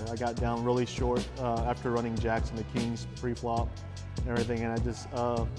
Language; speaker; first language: English; native; English